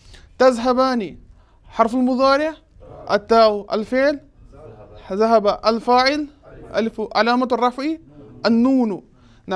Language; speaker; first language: Arabic; non-native, fluent; Urdu